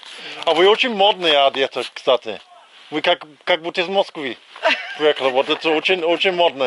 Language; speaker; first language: Russian; non-native, fluent; English